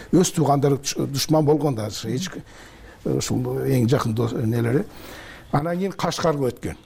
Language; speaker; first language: Kyrgyz; early bilingual, heritage; Kyrgyz